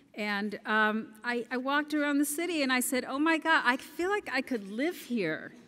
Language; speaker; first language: English; early bilingual, other home language; Spanish